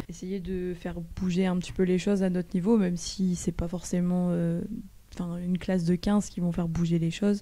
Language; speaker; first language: French; native; French